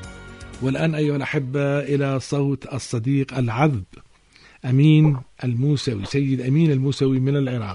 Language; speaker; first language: Arabic; native; Arabic